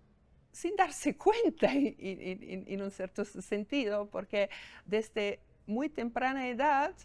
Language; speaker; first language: Spanish; non-native, fluent; German